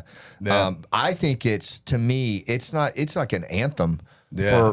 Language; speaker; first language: English; native; English